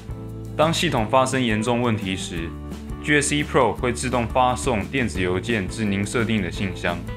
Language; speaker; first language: Chinese; native; Chinese